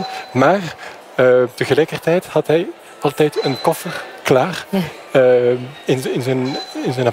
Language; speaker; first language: Dutch; non-native, fluent; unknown